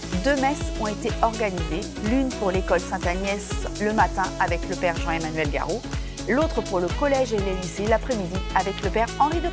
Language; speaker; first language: French; native; French